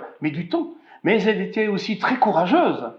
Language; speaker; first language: French; native; French